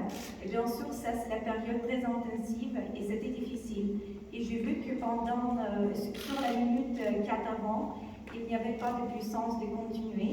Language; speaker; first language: French; non-native, fluent; Ukrainian